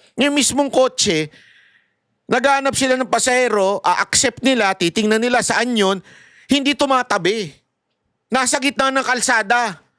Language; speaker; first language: Filipino; native; Filipino